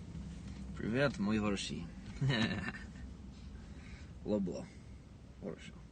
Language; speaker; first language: Russian; non-native, learner; English